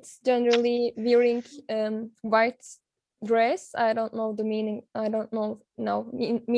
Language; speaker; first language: English; non-native, learner; Turkish